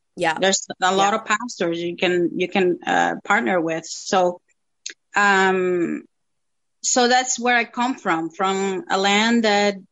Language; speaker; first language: English; non-native, fluent; Spanish